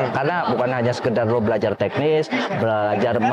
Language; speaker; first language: Indonesian; native; Indonesian